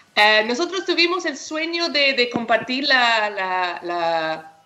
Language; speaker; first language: Spanish; non-native, fluent; English